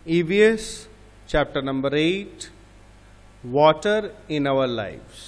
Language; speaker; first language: English; non-native, local second language; Bangla